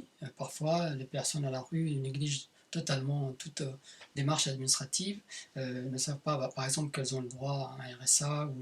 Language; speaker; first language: French; native; French